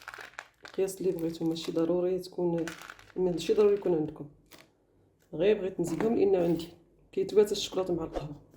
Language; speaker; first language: Arabic; native; Arabic